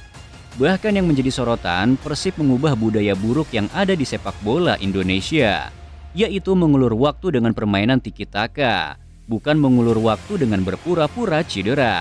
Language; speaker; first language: Indonesian; native; Indonesian